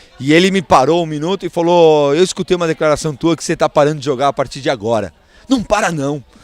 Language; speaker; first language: Portuguese; early bilingual, other home language; Spanish